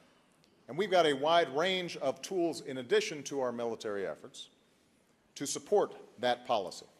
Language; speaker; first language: English; native; English